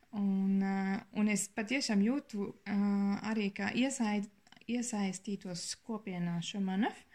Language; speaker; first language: Latvian; non-native, learner; German